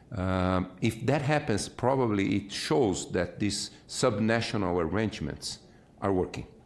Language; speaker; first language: English; non-native, fluent; Portuguese